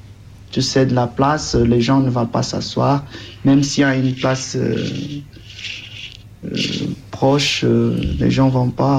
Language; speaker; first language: French; non-native, learner; Portuguese